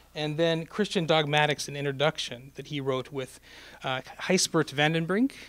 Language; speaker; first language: English; native; English